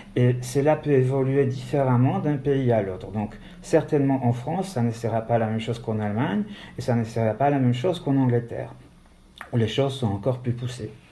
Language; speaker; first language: French; non-native, fluent; Polish